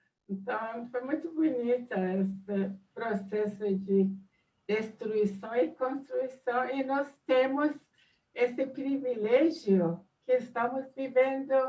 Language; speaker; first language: Portuguese; non-native, fluent; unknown